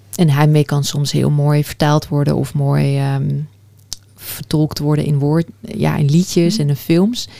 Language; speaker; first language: Dutch; early bilingual, other home language; Persian